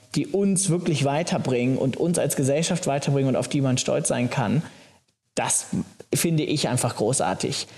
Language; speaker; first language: German; native; German